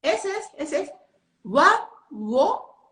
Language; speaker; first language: Spanish; non-native, learner; Japanese